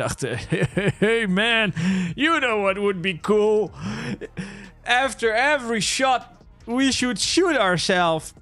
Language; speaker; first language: English; non-native, fluent; Dutch